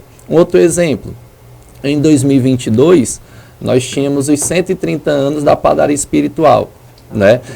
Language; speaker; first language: Portuguese; native; Portuguese